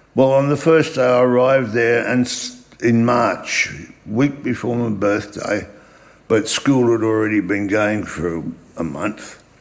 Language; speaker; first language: English; early bilingual, other home language; German